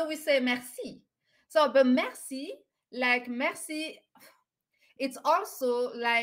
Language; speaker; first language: English; non-native, fluent; French